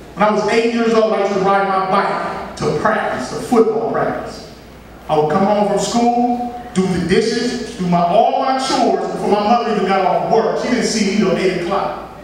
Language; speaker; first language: English; native; English